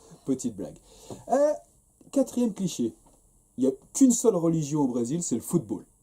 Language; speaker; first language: French; native; French